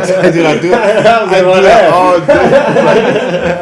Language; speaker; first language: English; native; English